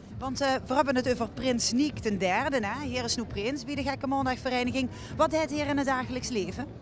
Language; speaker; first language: Dutch; native; Dutch